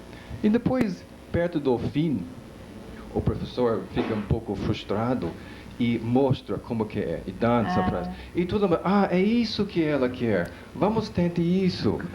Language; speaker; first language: Portuguese; non-native, fluent; English